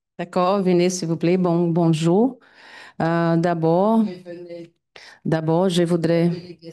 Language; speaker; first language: French; non-native, fluent; Portuguese